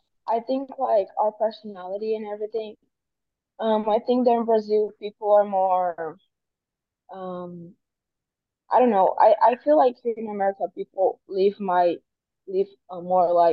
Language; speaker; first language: English; non-native, fluent; Portuguese